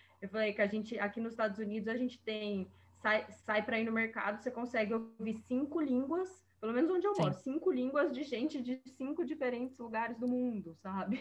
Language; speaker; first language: Portuguese; native; Portuguese